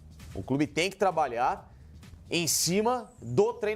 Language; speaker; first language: Portuguese; native; Portuguese